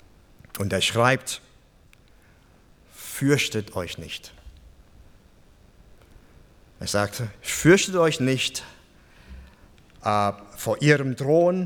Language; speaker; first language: German; non-native, fluent; English